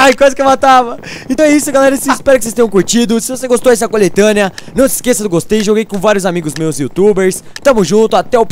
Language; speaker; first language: Portuguese; native; Portuguese